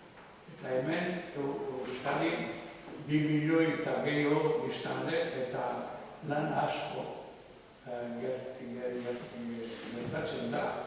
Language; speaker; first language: Basque; non-native, learner; Croatian